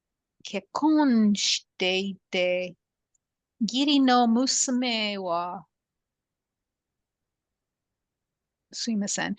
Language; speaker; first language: Japanese; non-native, learner; English